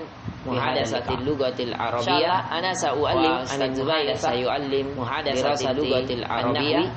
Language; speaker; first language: Arabic; non-native, fluent; Indonesian